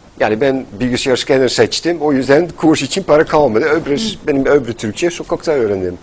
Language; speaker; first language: Turkish; non-native, fluent; Dutch